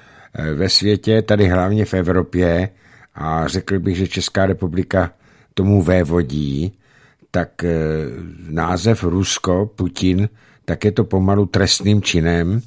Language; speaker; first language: Czech; native; Czech